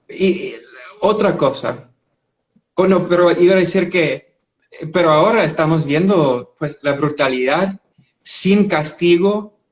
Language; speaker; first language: Spanish; non-native, fluent; English